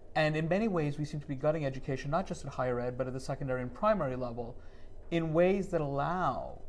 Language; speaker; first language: English; native; English